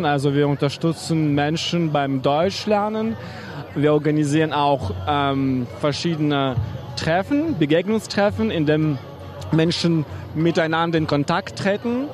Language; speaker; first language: German; non-native, fluent; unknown